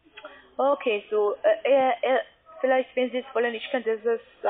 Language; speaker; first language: German; non-native, learner; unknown